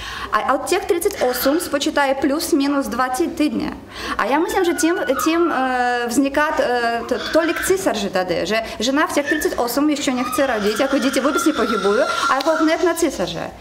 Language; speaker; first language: Czech; non-native, learner; Russian